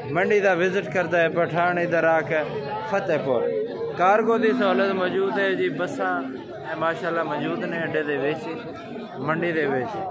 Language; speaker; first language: Urdu; non-native, local second language; Punjabi